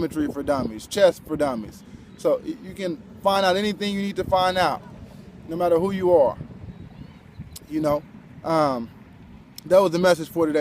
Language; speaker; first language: English; native; English